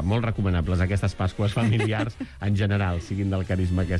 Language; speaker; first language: Catalan; native; Catalan